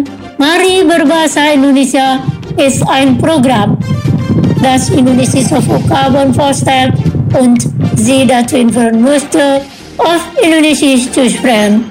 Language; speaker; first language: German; non-native, learner; Indonesian